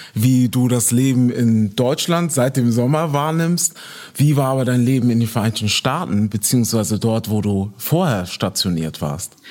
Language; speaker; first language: German; native; German